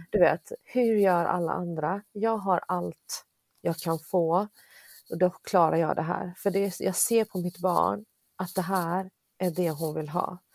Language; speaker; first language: Swedish; early bilingual, other home language; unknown